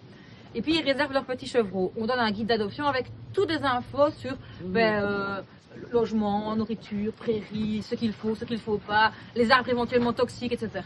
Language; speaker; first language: French; native; French